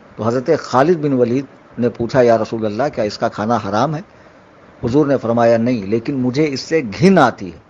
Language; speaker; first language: Urdu; native; Urdu